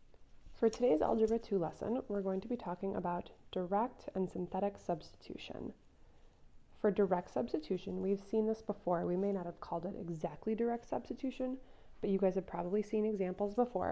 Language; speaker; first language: English; native; English